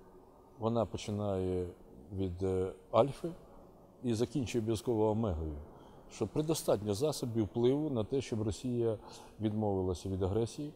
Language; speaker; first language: Ukrainian; native; Ukrainian